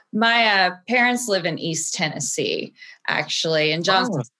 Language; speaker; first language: English; early bilingual, other home language; Portuguese